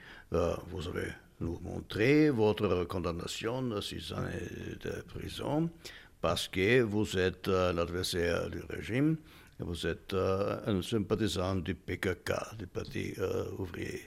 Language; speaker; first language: French; non-native, fluent; German